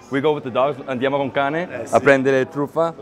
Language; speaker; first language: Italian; non-native, learner; English